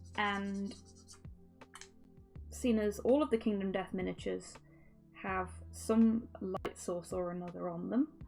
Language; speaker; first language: English; native; English